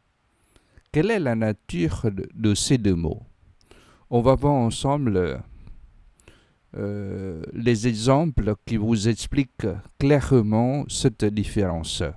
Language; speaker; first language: French; non-native, fluent; Khmer